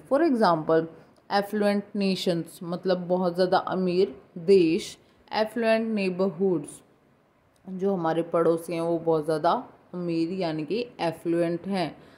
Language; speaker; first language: Hindi; native; Hindi